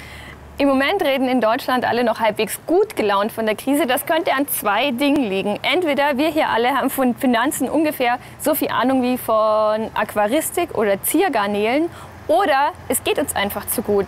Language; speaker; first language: German; native; German